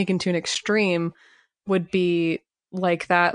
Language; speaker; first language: English; native; English